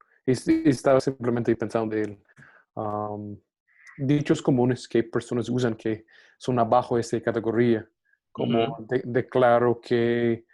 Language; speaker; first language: Spanish; non-native, fluent; English